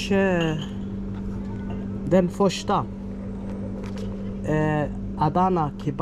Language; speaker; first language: Swedish; non-native, learner; Somali